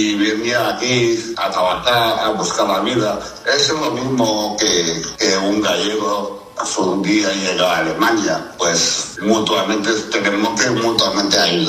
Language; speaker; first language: Spanish; non-native, fluent; Chinese